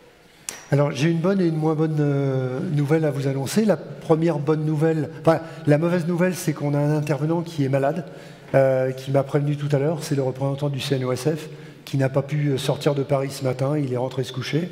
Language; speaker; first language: French; native; French